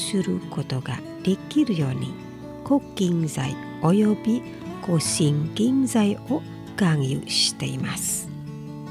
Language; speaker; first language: Japanese; non-native, fluent; Indonesian